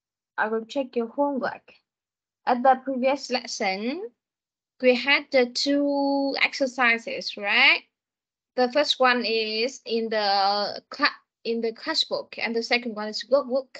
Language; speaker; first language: English; non-native, fluent; Vietnamese